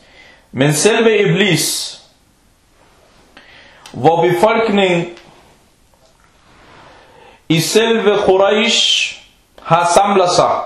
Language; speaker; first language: Danish; non-native, local second language; Arabic